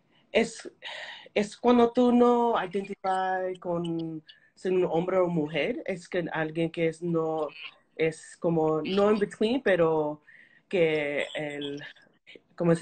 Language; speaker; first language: Spanish; early bilingual, heritage; Spanish